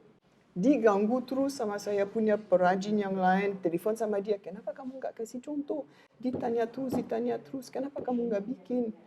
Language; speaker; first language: Indonesian; non-native, learner; French